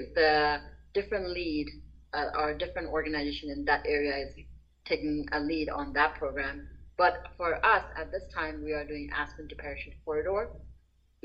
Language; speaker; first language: English; non-native, local second language; Nepali